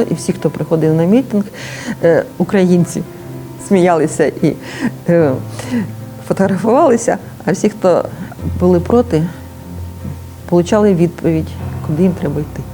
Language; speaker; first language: Ukrainian; native; Ukrainian